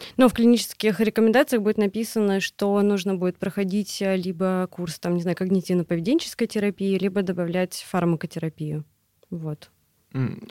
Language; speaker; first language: Russian; native; Russian